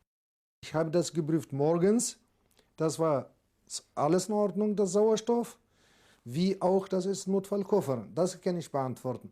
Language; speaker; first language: German; non-native, learner; Arabic